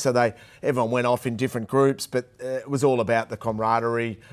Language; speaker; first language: English; native; English